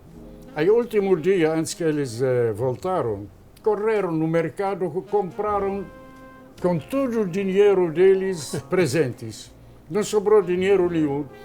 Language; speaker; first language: Portuguese; non-native, fluent; Arabic